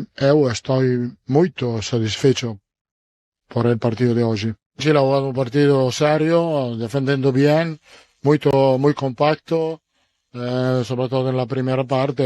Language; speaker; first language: Spanish; non-native, fluent; Italian